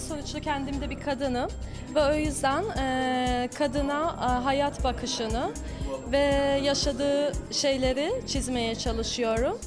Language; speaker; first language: Turkish; non-native, fluent; Persian